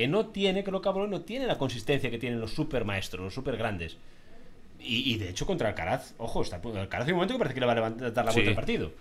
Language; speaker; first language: Spanish; native; Spanish